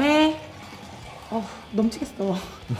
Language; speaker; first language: Korean; native; Korean